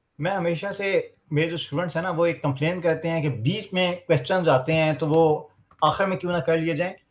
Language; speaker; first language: Urdu; native; Urdu